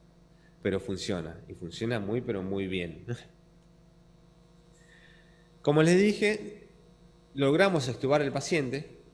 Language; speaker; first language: Spanish; native; Spanish